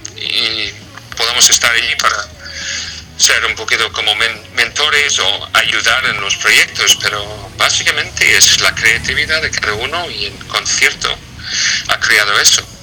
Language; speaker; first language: Spanish; non-native, fluent; English